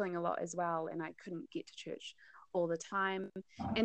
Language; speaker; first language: English; native; English